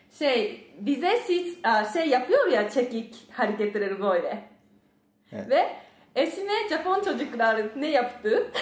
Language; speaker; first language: Turkish; non-native, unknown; Japanese